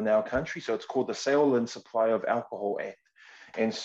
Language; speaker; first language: English; native; English